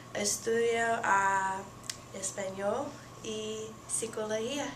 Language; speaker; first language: Spanish; non-native, learner; English